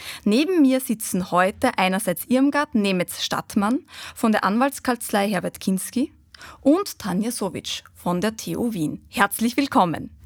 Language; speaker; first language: German; native; German